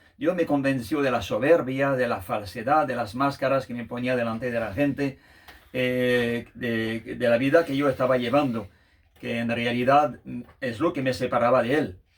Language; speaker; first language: Spanish; non-native, fluent; French